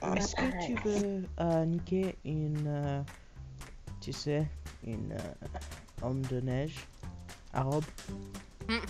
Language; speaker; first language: French; non-native, learner; English